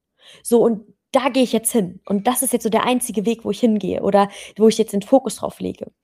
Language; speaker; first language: German; native; German